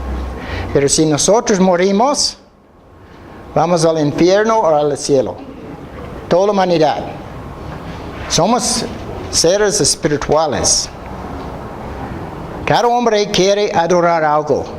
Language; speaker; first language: Spanish; non-native, fluent; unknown